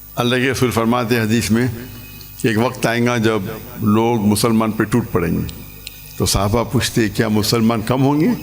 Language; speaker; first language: Urdu; non-native, local second language; English